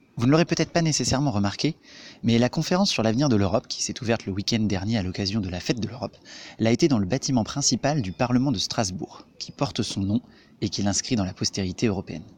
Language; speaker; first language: French; native; French